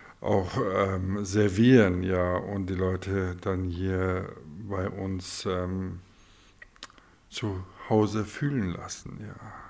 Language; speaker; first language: German; non-native, local second language; Afrikaans